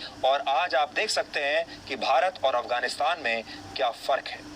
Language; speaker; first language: Hindi; native; Hindi